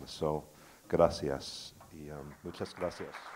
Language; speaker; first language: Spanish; non-native, learner; English